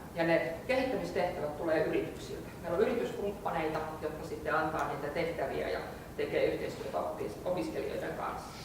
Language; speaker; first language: Finnish; native; Finnish